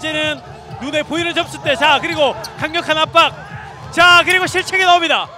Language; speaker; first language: Korean; native; Korean